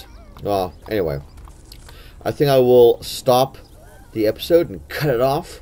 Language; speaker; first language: English; native; English